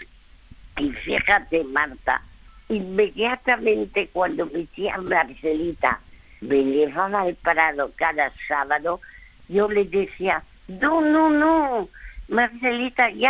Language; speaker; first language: Spanish; early bilingual, other home language; French